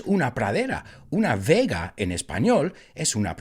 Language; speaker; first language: Spanish; non-native, fluent; English